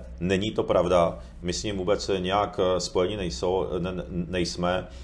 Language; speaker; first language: Czech; early bilingual, other home language; Japanese